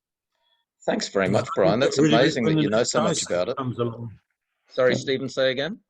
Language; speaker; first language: English; native; English